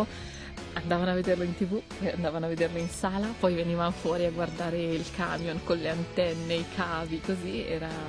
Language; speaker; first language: Italian; native; Italian